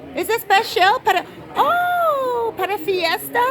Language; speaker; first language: Spanish; non-native, learner; English